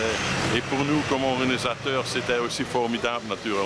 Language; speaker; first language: French; non-native, fluent; Dutch